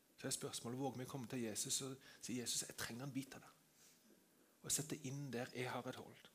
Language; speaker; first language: Norwegian; native; Norwegian